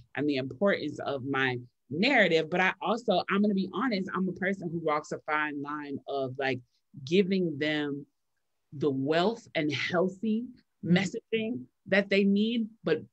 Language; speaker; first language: English; native; English